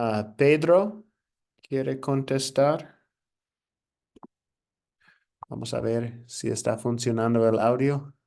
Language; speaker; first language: Spanish; non-native, fluent; English